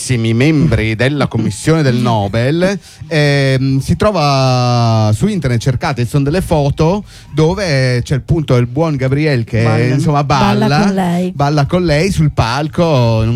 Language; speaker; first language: Italian; native; Italian